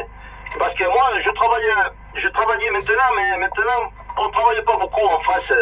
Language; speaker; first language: French; early bilingual, other home language; Spanish